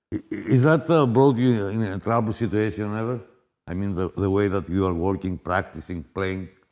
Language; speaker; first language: English; non-native, fluent; Greek